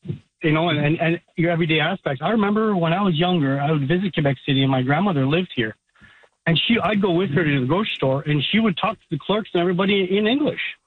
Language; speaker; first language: English; native; English